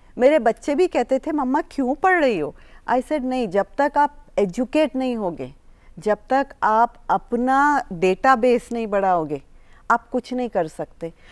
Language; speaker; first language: Hindi; non-native, local second language; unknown